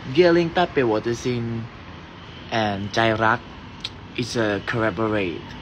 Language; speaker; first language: English; non-native, learner; Thai